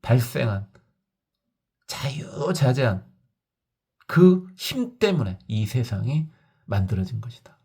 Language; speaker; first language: Korean; native; Korean